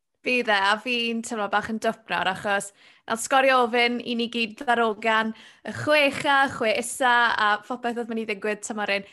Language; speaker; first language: Welsh; native; Welsh